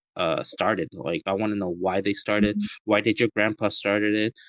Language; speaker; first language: English; native; English